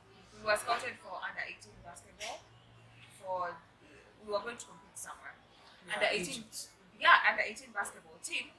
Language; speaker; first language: English; non-native, local second language; Swahili